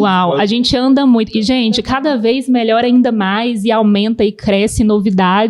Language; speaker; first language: Portuguese; native; Portuguese